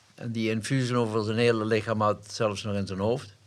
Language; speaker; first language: Dutch; native; Dutch